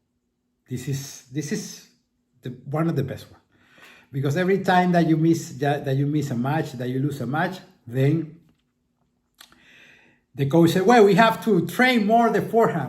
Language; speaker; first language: English; non-native, fluent; Spanish